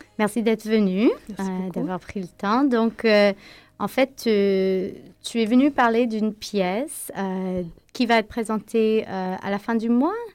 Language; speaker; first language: French; native; French